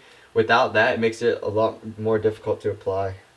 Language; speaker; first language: English; native; English